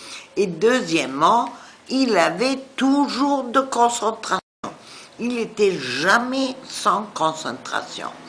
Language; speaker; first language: French; non-native, fluent; German